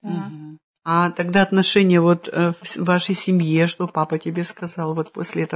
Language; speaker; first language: Russian; native; Russian